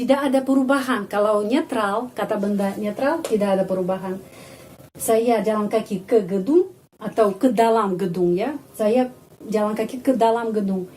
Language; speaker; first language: Indonesian; non-native, fluent; Russian